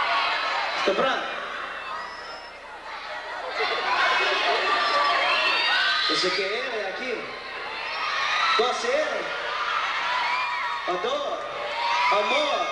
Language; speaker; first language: Portuguese; non-native, learner; English